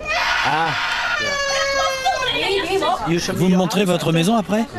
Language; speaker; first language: French; native; French